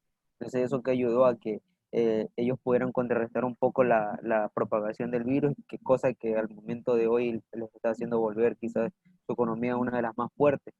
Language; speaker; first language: Spanish; native; Spanish